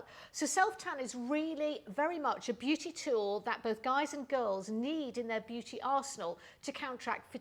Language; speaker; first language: English; native; English